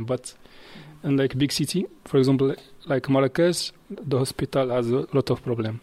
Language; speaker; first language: English; non-native, learner; Arabic